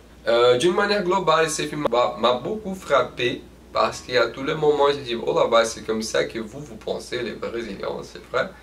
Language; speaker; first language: French; non-native, fluent; Portuguese